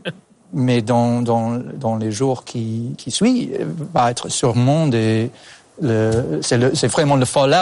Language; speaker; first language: French; non-native, fluent; English